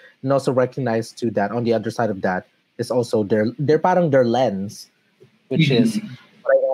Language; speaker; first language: English; early bilingual, other home language; Filipino